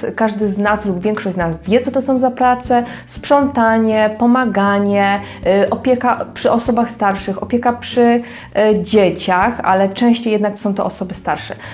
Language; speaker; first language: Polish; native; Polish